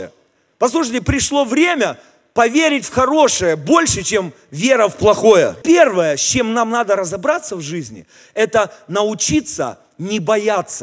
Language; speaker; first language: Russian; native; Russian